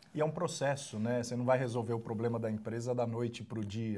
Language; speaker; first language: Portuguese; native; Portuguese